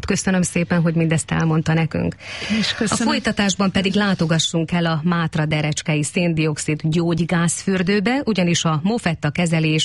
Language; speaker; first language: Hungarian; native; Hungarian